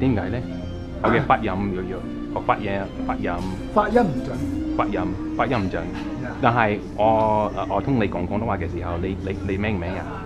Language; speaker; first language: Chinese; non-native, fluent; English